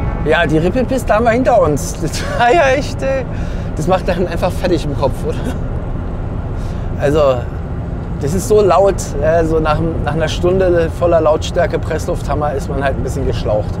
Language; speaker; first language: German; native; German